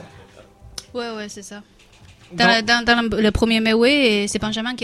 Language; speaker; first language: French; non-native, learner; Chinese